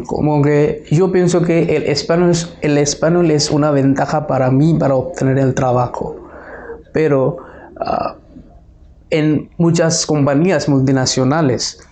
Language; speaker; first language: Spanish; non-native, fluent; Bangla